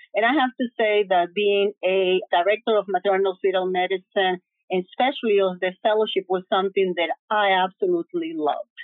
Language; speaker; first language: English; early bilingual, other home language; Spanish